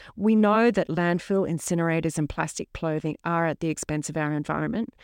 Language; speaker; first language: English; native; English